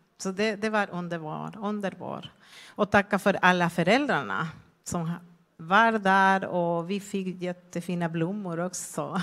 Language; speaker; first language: Swedish; non-native, fluent; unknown